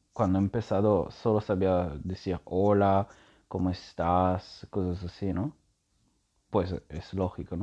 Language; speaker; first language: Spanish; non-native, learner; Italian